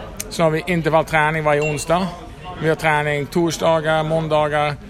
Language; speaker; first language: Swedish; non-native, fluent; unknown